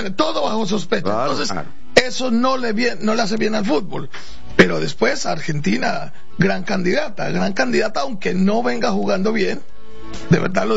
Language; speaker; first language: Spanish; native; Spanish